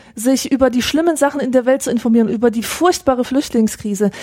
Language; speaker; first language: German; native; German